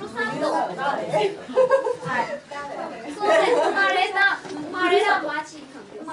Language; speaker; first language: Japanese; non-native, learner; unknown